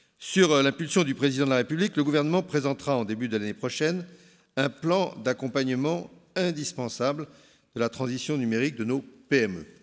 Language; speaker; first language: French; native; French